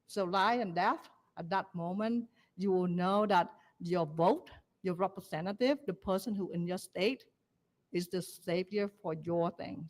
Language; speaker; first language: English; non-native, learner; Vietnamese